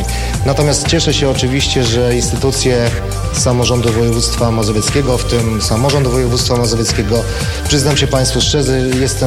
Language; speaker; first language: Polish; native; Polish